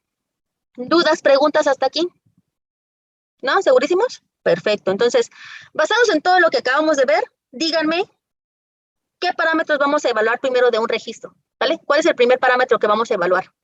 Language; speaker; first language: Spanish; native; Spanish